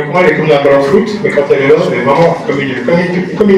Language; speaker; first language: French; native; French